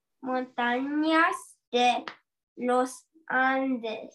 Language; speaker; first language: Spanish; non-native, learner; English